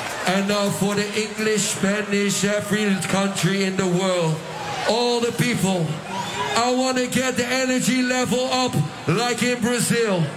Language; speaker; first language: English; non-native, fluent; Dutch